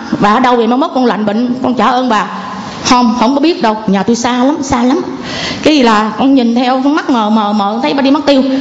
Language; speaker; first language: Vietnamese; non-native, local second language; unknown